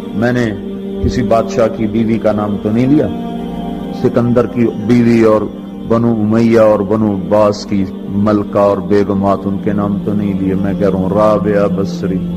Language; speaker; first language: Urdu; non-native, local second language; Punjabi